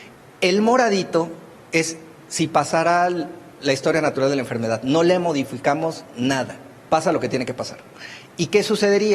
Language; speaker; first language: Spanish; native; Spanish